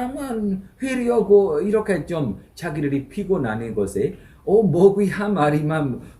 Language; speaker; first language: Korean; non-native, learner; Burmese